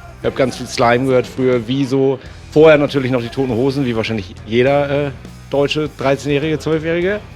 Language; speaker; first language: German; native; German